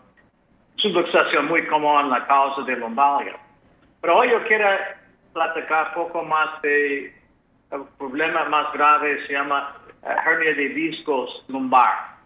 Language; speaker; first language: Spanish; non-native, fluent; English